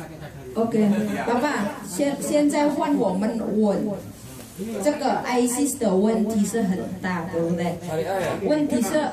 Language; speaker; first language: Chinese; non-native, learner; Indonesian